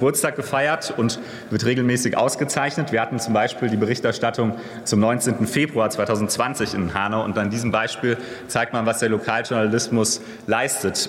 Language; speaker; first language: German; native; German